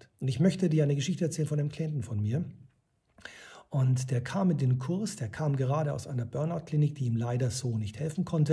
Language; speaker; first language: German; native; German